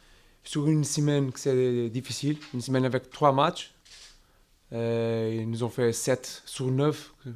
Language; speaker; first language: French; non-native, learner; Portuguese